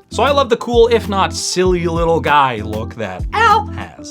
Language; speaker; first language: English; native; English